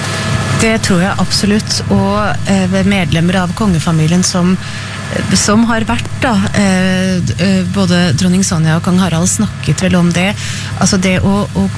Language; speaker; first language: Norwegian; native; Norwegian